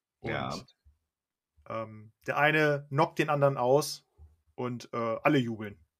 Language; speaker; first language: German; native; German